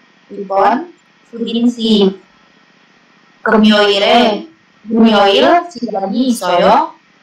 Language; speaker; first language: Korean; non-native, learner; Indonesian